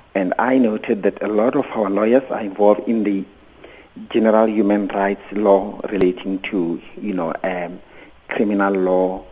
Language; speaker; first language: English; non-native, local second language; Venda